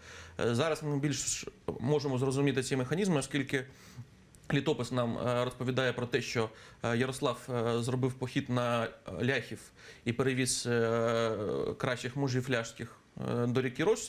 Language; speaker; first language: Ukrainian; native; Ukrainian